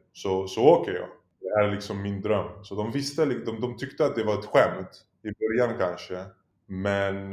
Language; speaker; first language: Swedish; early bilingual, other home language; Polish